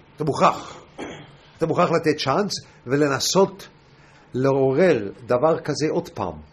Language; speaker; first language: Hebrew; non-native, fluent; English